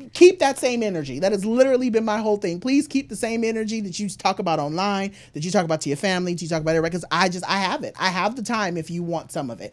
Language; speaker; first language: English; native; English